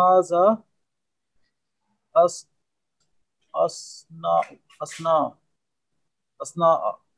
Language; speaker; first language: Arabic; non-native, learner; French